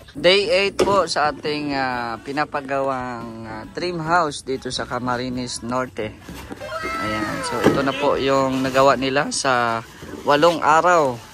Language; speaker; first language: Filipino; non-native, local second language; Cebuano